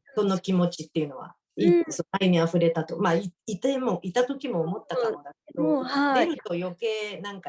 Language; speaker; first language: Japanese; native; Japanese